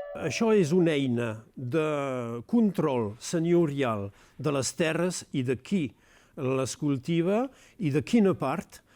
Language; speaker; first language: Catalan; non-native, local second language; French